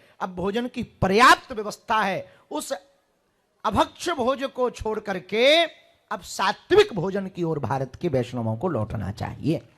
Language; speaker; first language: Hindi; native; Hindi